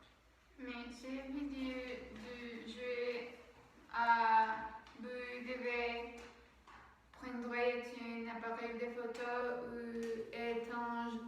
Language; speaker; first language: French; non-native, learner; Spanish